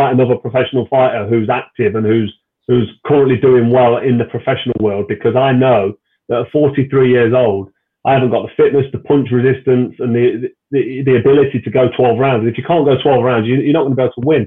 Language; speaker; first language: English; native; English